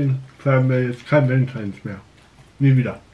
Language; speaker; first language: German; native; German